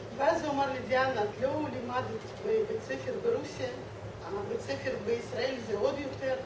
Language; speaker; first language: Hebrew; non-native, fluent; Russian